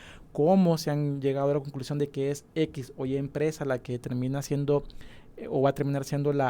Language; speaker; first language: Spanish; native; Spanish